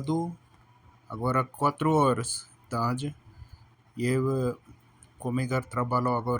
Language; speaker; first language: Portuguese; non-native, learner; Tamil